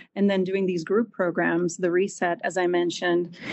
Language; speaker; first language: English; non-native, fluent; Portuguese